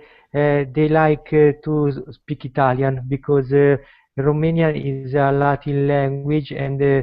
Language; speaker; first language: English; non-native, learner; Italian